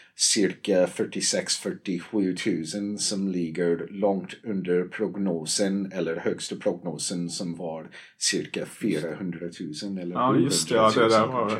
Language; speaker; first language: Swedish; non-native, fluent; English